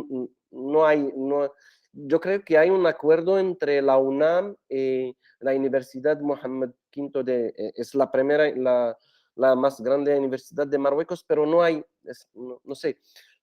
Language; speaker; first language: Spanish; non-native, fluent; Arabic